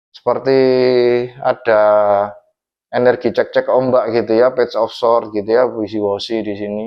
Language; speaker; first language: Indonesian; native; Indonesian